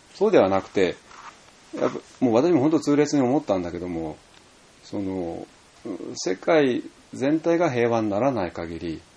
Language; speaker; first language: Japanese; native; Japanese